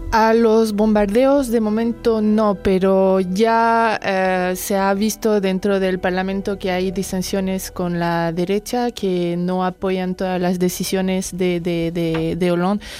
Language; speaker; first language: Spanish; non-native, fluent; French